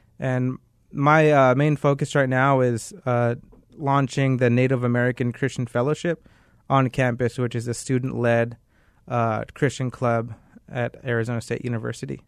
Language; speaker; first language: English; native; English